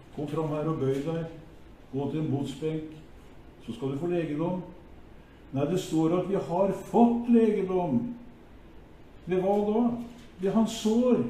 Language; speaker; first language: Norwegian; native; Norwegian